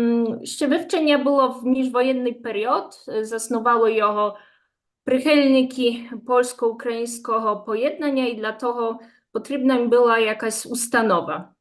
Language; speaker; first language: Ukrainian; non-native, fluent; Polish